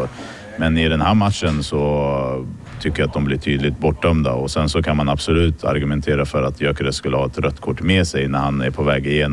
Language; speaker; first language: Swedish; native; Swedish